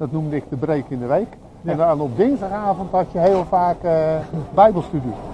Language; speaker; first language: Dutch; native; Dutch